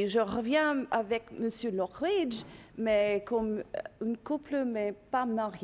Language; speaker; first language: French; non-native, learner; English